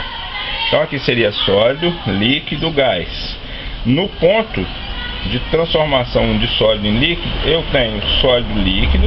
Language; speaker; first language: Portuguese; native; Portuguese